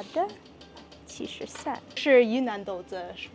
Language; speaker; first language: Chinese; non-native, fluent; English